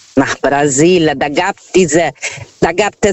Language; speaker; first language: German; non-native, fluent; Portuguese